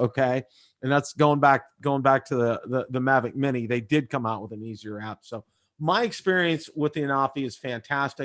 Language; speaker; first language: English; native; English